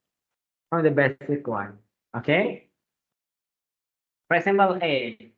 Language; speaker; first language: English; non-native, fluent; Indonesian